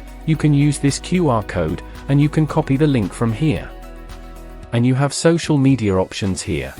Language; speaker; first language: English; non-native, local second language; Hindi